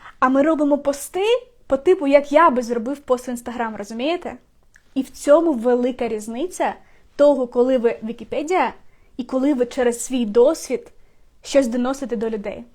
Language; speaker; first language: Ukrainian; non-native, local second language; Russian